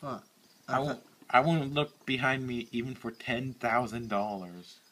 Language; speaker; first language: English; native; English